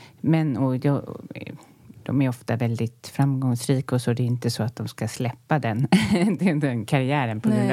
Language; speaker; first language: Swedish; native; Swedish